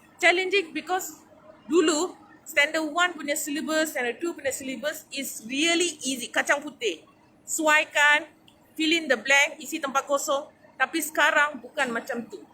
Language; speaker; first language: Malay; native; Malay